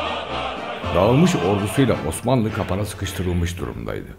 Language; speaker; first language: Turkish; native; Turkish